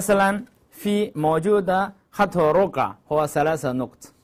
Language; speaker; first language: Arabic; non-native, learner; Chinese